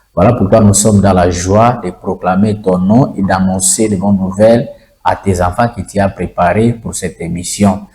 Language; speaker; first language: French; non-native, local second language; Swahili